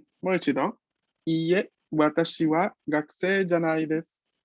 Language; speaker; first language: Japanese; non-native, fluent; Spanish